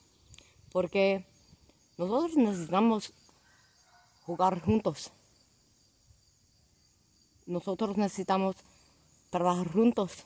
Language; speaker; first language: Spanish; non-native, learner; English